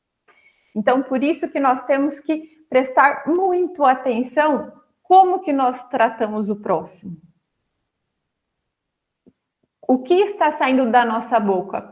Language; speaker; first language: Portuguese; native; Portuguese